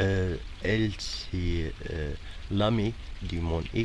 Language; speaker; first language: French; non-native, fluent; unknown